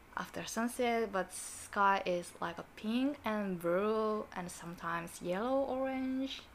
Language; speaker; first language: English; non-native, learner; Japanese